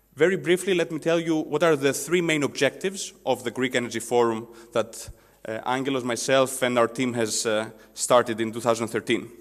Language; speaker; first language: English; non-native, fluent; Greek